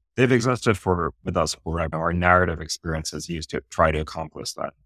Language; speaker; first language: English; non-native, local second language; Urdu